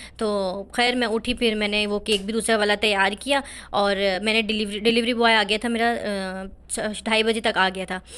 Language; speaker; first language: Urdu; native; Urdu